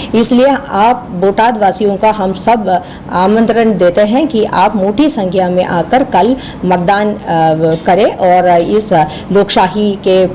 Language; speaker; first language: Hindi; non-native, local second language; Malayalam